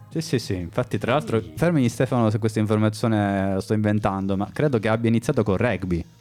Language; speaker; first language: Italian; native; Italian